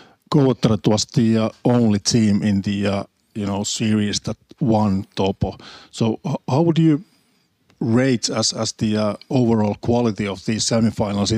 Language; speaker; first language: English; non-native, fluent; Finnish